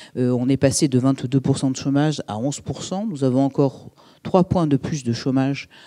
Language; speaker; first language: French; native; French